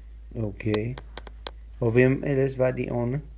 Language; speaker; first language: Danish; non-native, fluent; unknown